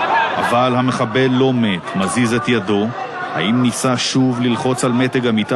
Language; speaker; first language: Hebrew; native; Hebrew